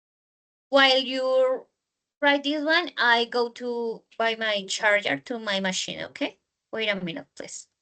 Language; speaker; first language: English; non-native, learner; Spanish